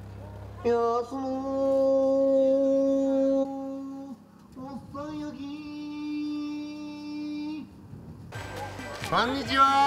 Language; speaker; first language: Japanese; native; Japanese